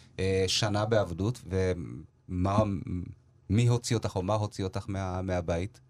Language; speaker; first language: Hebrew; early bilingual, other home language; Amharic